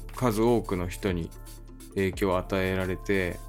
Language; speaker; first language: Japanese; native; Japanese